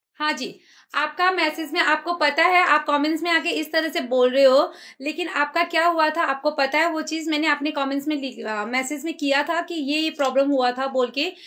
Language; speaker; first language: Hindi; native; Hindi